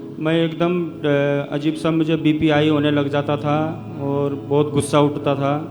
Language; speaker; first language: Hindi; early bilingual, other home language; Nepali